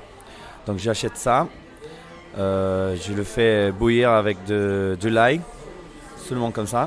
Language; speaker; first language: French; non-native, fluent; Spanish